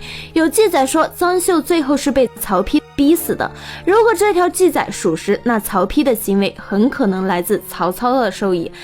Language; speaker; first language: Chinese; native; Chinese